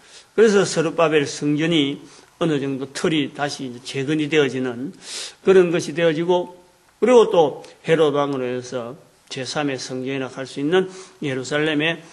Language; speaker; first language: Korean; native; Korean